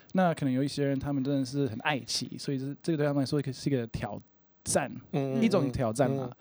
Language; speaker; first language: Chinese; non-native, fluent; English